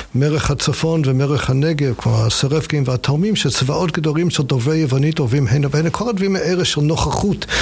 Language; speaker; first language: Hebrew; non-native, fluent; English